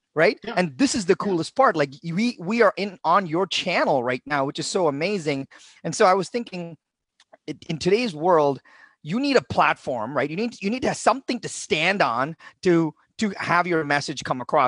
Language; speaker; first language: English; non-native, local second language; Tamil